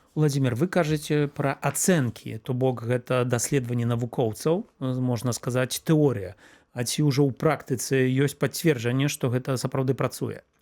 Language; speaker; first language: Belarusian; native; Belarusian